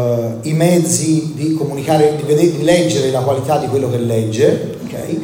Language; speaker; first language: Italian; native; Italian